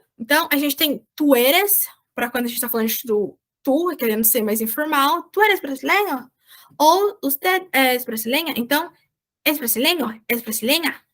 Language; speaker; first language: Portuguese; native; Portuguese